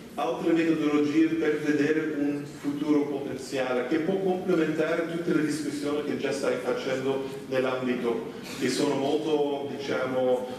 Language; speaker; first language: Italian; non-native, fluent; Dutch